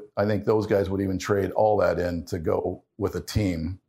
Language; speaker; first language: English; native; English